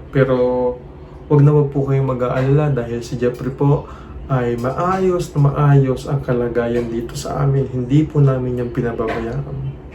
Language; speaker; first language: Filipino; native; Filipino